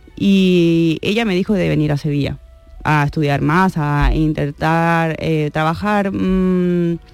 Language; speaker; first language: Spanish; native; Spanish